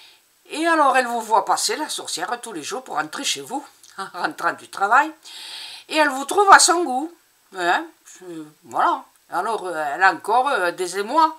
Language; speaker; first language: French; native; French